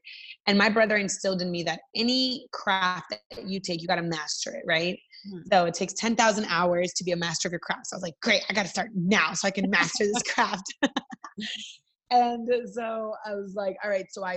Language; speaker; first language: English; early bilingual, other home language; Spanish